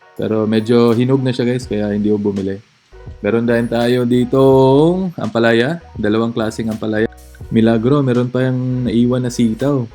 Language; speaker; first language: Filipino; native; Filipino